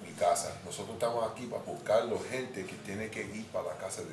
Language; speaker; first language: Spanish; non-native, fluent; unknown